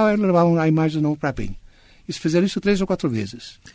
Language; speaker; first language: Portuguese; non-native, fluent; Italian